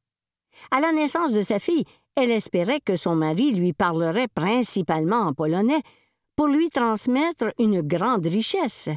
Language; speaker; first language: French; native; French